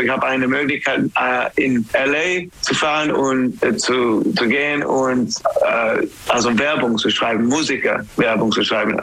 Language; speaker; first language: German; non-native, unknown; English